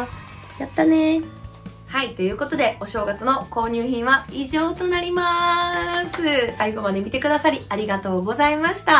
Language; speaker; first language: Japanese; native; Japanese